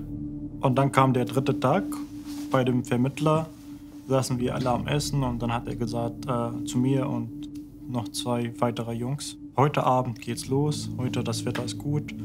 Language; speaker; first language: German; non-native, fluent; Arabic